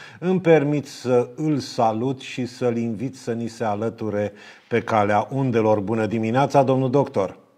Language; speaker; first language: Romanian; native; Romanian